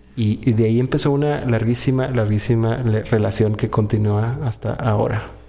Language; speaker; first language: Spanish; native; Spanish